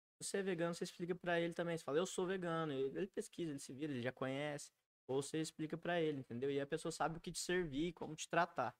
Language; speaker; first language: Portuguese; native; Portuguese